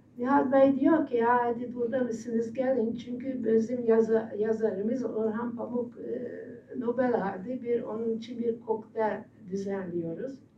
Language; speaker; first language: Turkish; non-native, fluent; Hungarian